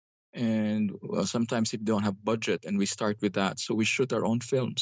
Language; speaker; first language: English; non-native, local second language; Hiligaynon